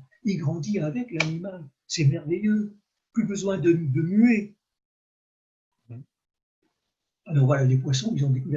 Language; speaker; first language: French; native; French